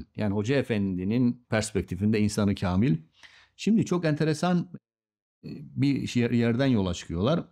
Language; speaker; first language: Turkish; native; Turkish